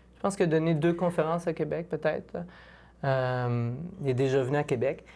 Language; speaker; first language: French; native; French